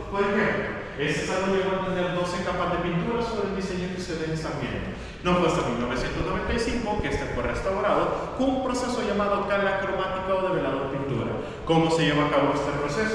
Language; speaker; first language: Spanish; native; Spanish